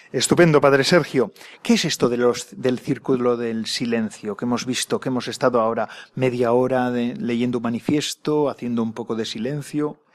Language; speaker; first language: Spanish; native; Spanish